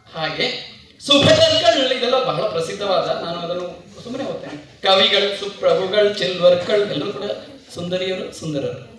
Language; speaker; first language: Kannada; non-native, local second language; Malayalam